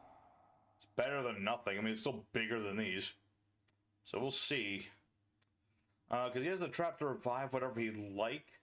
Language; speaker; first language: English; native; English